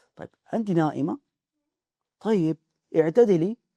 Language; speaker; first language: Arabic; non-native, fluent; Urdu